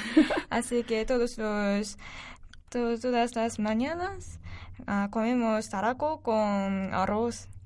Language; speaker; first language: Spanish; non-native, learner; Japanese